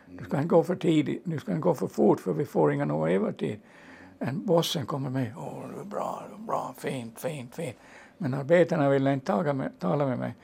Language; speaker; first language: Swedish; native; Swedish